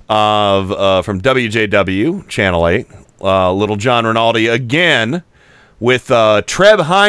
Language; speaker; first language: English; native; English